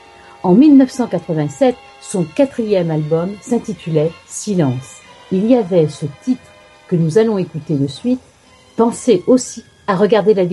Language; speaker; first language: French; native; French